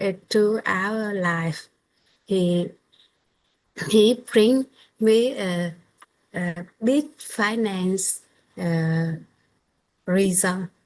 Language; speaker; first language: English; non-native, learner; Vietnamese